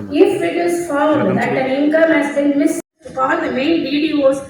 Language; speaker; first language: English; non-native, local second language; Tamil